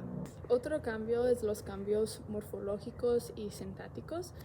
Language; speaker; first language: Spanish; non-native, learner; English